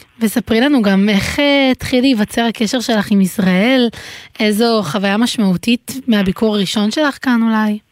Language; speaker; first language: Hebrew; native; Hebrew